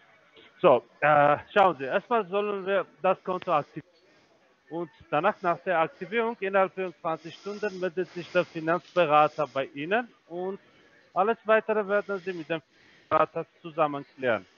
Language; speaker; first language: German; non-native, fluent; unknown